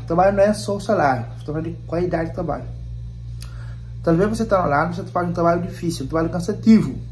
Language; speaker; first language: Portuguese; non-native, local second language; Kabuverdianu